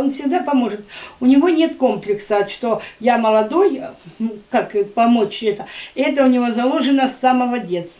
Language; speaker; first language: Russian; native; Russian